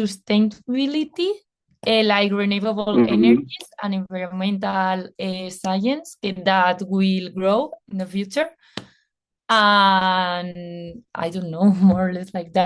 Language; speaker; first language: English; non-native, fluent; Spanish